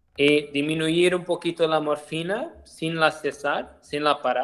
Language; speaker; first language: Spanish; non-native, learner; Portuguese